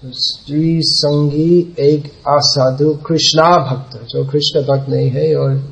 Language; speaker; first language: Hindi; non-native, fluent; English